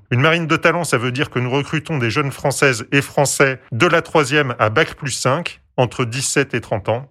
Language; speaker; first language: French; native; French